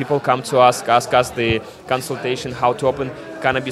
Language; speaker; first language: English; non-native, fluent; Russian